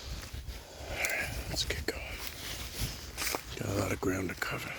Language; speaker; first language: English; native; English